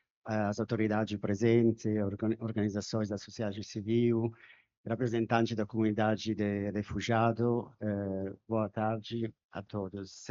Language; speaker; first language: Portuguese; non-native, fluent; Spanish